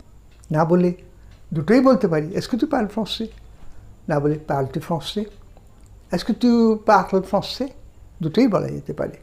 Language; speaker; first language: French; non-native, fluent; Bangla